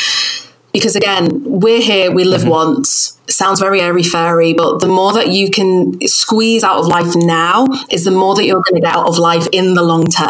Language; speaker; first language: English; native; English